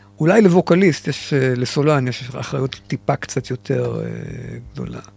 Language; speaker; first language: Hebrew; native; Hebrew